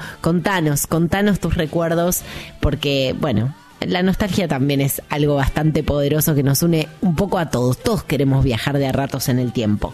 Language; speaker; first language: Spanish; native; Spanish